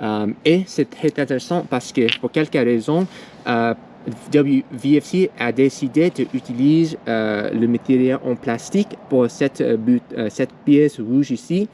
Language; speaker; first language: French; non-native, learner; English